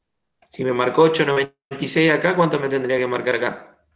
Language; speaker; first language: Spanish; native; Spanish